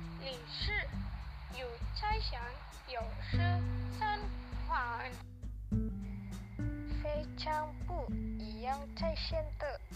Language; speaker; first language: Chinese; non-native, learner; Indonesian